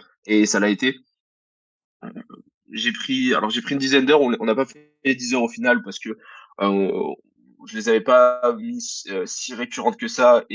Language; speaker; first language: French; native; French